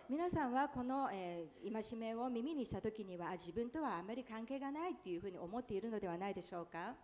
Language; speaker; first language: Japanese; non-native, fluent; Chinese